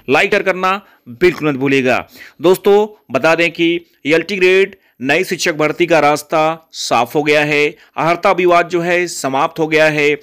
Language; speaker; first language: Hindi; native; Hindi